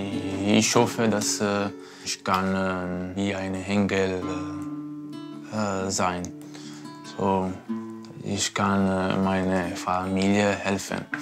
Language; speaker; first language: German; non-native, learner; Italian